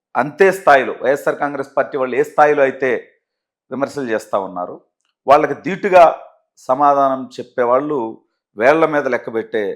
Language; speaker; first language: Telugu; native; Telugu